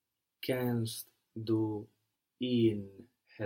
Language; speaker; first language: German; non-native, learner; English